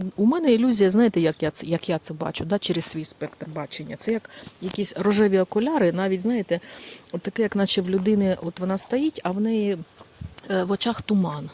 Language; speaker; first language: Ukrainian; non-native, local second language; Russian